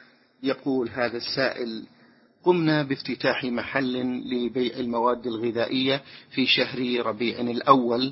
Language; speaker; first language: Arabic; native; Arabic